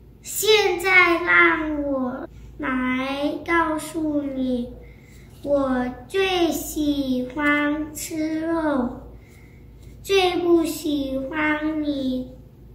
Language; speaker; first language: Chinese; early bilingual, heritage; Chinese